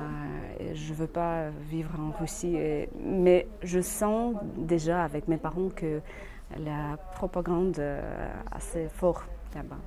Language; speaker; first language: French; non-native, learner; Russian